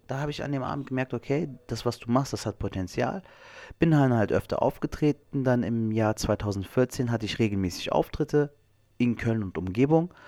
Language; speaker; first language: German; early bilingual, other home language; Turkish